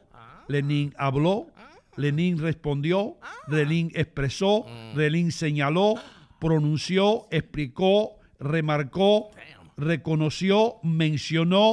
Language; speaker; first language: Spanish; native; Spanish